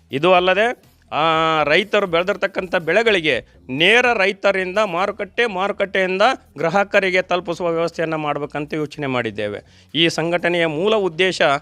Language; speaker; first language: Kannada; native; Kannada